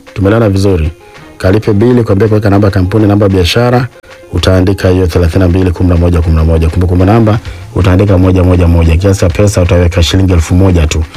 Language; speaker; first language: Swahili; native; Swahili